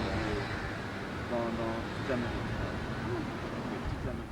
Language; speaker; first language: French; native; French